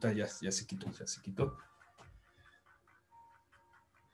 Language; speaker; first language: Spanish; non-native, fluent; French